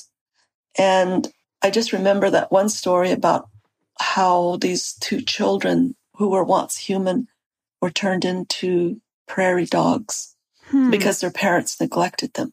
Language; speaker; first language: English; early bilingual, other home language; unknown